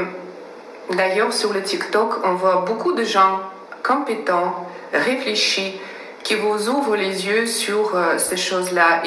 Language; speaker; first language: French; non-native, fluent; Russian